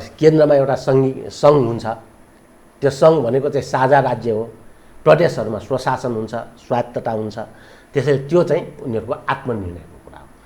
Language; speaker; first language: Nepali; non-native, local second language; Newari